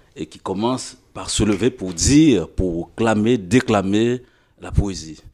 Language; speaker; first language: French; non-native, local second language; Haitian Creole